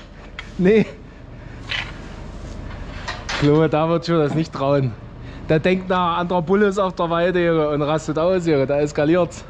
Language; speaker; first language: German; native; German